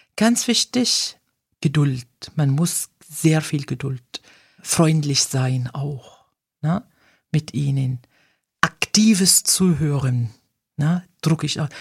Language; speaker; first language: German; non-native, fluent; Arabic